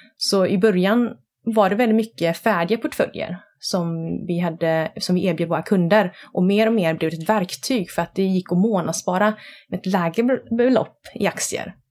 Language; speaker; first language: Swedish; early bilingual, other home language; Vietnamese